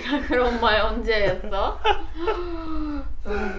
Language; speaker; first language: Korean; non-native, fluent; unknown